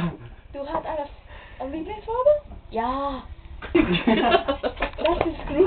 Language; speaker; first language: German; non-native, learner; English